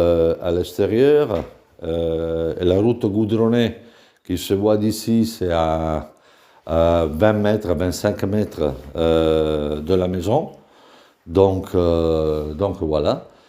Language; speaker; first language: French; non-native, fluent; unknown